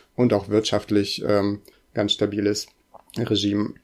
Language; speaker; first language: German; early bilingual, other home language; Russian